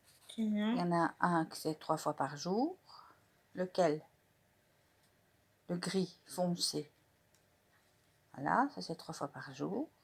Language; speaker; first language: French; native; French